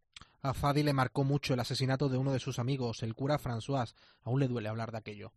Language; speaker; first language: Spanish; native; Spanish